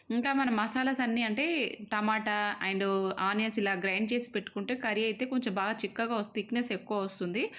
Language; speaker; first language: Telugu; native; Telugu